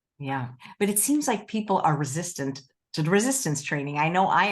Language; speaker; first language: English; native; English